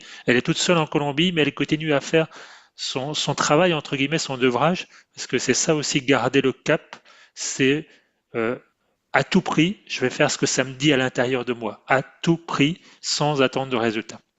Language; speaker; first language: French; native; French